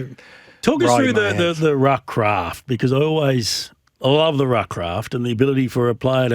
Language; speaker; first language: English; native; English